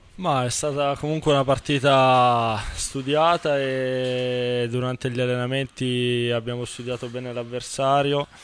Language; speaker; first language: Italian; native; Italian